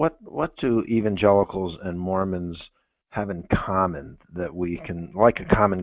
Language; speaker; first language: English; native; English